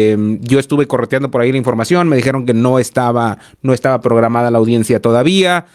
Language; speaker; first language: Spanish; native; Spanish